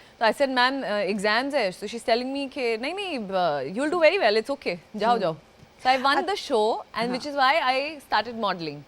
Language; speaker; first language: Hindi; non-native, local second language; Gujarati